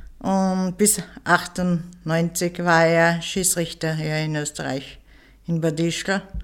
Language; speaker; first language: German; early bilingual, other home language; Turkish